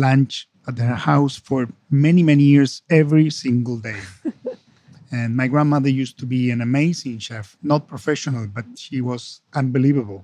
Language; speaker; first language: English; non-native, fluent; Spanish